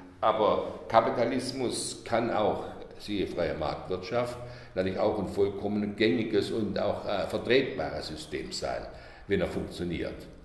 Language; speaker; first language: German; native; German